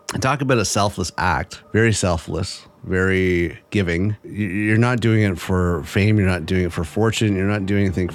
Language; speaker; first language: English; native; English